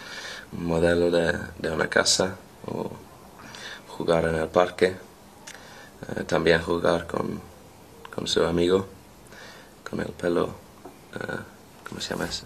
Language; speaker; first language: Spanish; non-native, learner; English